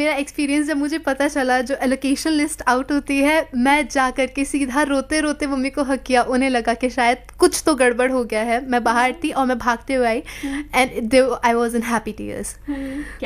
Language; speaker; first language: Hindi; native; Hindi